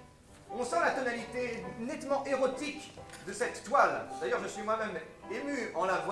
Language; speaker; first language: French; native; French